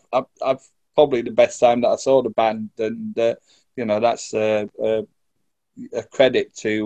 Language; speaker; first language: English; native; English